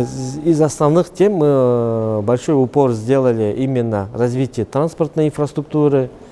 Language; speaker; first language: Russian; non-native, local second language; Kyrgyz